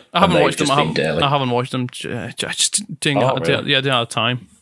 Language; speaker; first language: English; non-native, fluent; Italian